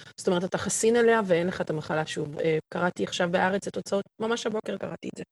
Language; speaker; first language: Hebrew; native; Hebrew